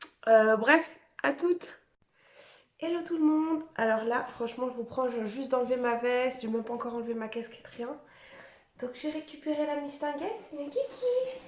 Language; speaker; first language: French; native; French